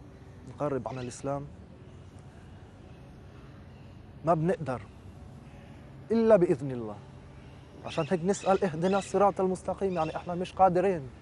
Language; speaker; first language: Arabic; non-native, learner; French